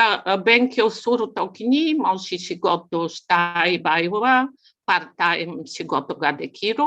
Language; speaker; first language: Japanese; non-native, learner; Bulgarian